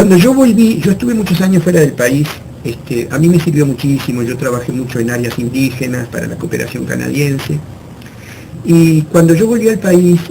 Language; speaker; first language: Spanish; native; Spanish